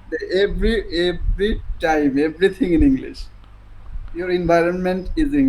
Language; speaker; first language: English; non-native, learner; Bangla